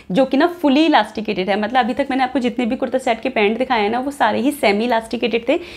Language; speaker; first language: Hindi; native; Hindi